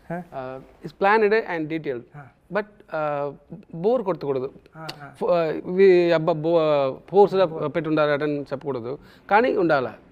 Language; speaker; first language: Telugu; non-native, local second language; Tamil